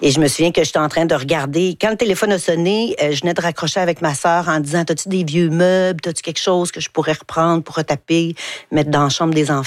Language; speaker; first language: French; native; French